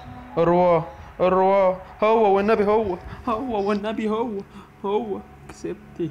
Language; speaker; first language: Arabic; native; Arabic